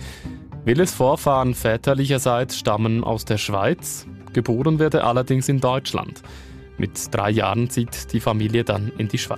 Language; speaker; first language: German; native; German